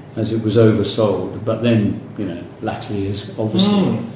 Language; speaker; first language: English; native; English